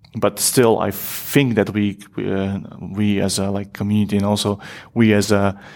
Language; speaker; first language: English; non-native, fluent; Polish